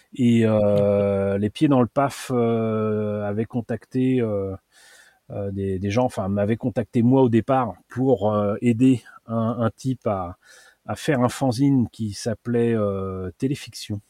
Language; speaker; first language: French; native; French